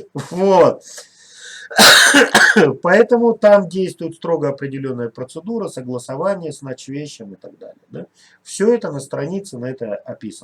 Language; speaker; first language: Russian; native; Russian